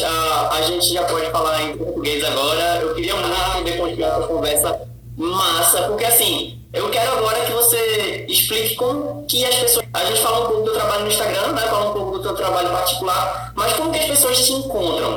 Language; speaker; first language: Portuguese; native; Portuguese